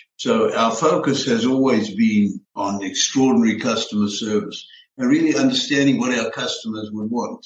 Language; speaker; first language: English; native; English